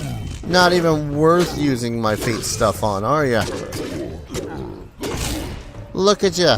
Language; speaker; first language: English; native; English